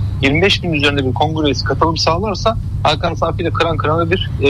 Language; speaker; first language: Turkish; native; Turkish